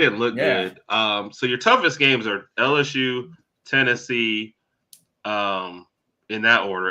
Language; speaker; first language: English; native; English